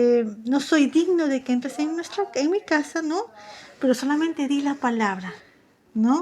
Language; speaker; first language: Spanish; native; Spanish